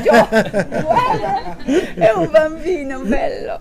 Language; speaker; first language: Italian; non-native, learner; Spanish